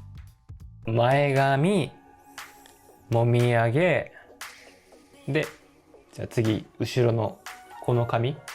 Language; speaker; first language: Japanese; native; Japanese